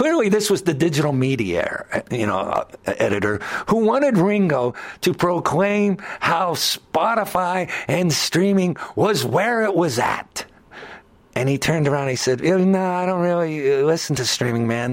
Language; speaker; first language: English; native; English